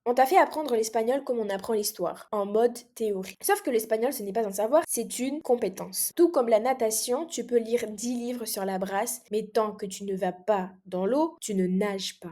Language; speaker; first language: French; non-native, local second language; Comorian